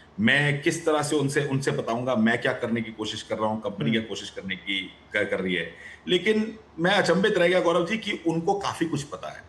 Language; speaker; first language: Hindi; native; Hindi